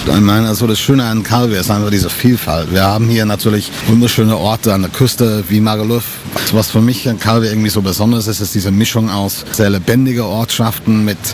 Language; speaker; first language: German; non-native, fluent; English